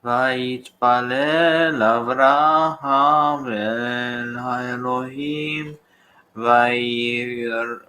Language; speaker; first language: Hebrew; non-native, learner; English